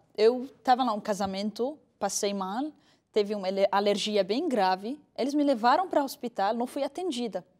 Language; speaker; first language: Portuguese; non-native, fluent; Arabic